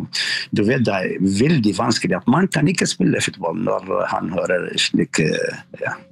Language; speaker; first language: Norwegian; non-native, learner; Arabic